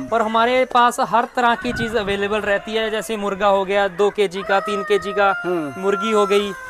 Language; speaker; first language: Hindi; native; Hindi